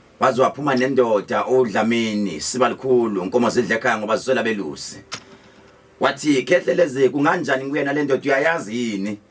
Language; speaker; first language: Zulu; native; Zulu